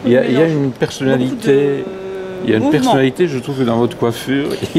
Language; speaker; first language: French; native; French